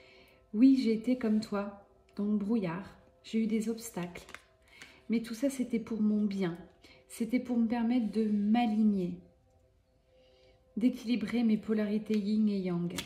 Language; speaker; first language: French; native; French